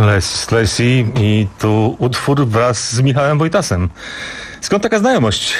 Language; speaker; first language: Polish; native; Polish